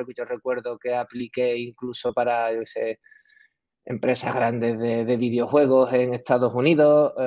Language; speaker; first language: Spanish; native; Spanish